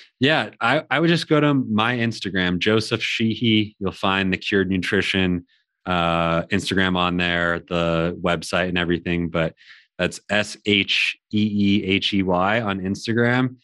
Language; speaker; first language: English; native; English